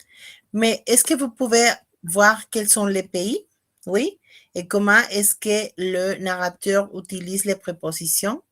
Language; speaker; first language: French; non-native, fluent; Spanish